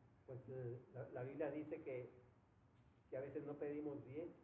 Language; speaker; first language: Spanish; native; Spanish